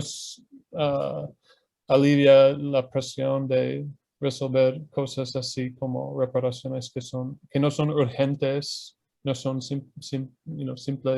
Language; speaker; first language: Spanish; non-native, fluent; English